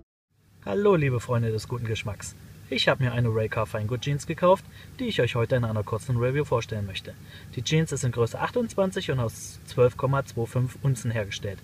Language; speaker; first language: German; native; German